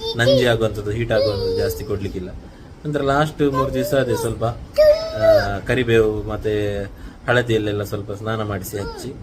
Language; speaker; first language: Kannada; non-native, local second language; Tulu